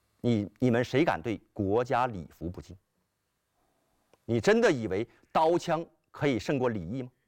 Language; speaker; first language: Chinese; native; Chinese